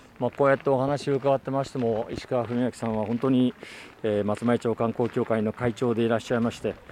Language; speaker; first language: Japanese; native; Japanese